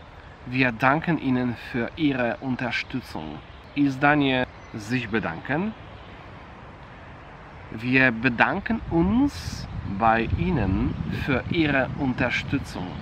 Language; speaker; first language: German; non-native, fluent; Polish